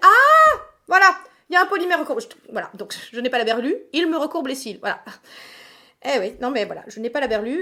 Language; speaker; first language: French; native; French